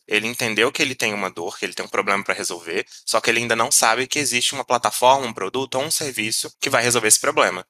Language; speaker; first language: Portuguese; native; Portuguese